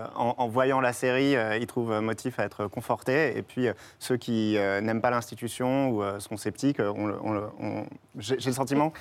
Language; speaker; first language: French; native; French